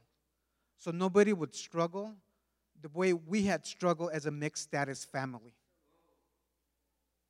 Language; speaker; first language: English; early bilingual, other home language; Spanish